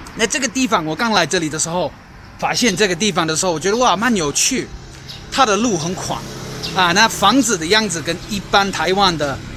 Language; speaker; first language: Chinese; non-native, fluent; English